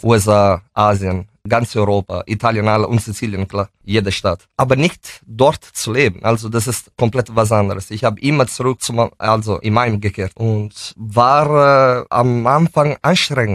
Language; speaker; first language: German; non-native, fluent; Italian